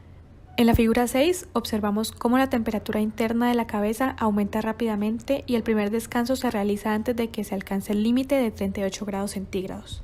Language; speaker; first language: Spanish; native; Spanish